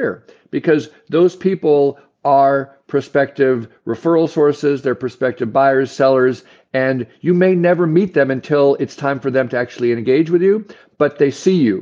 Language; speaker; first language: English; native; English